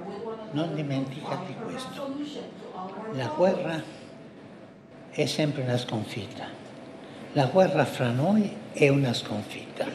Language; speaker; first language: Italian; non-native, fluent; Spanish